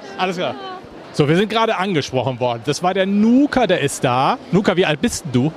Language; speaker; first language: German; native; German